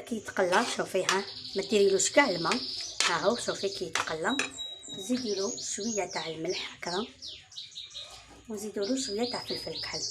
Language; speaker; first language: Arabic; native; Arabic